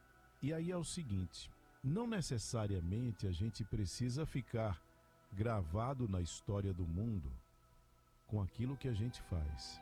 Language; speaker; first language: Portuguese; native; Portuguese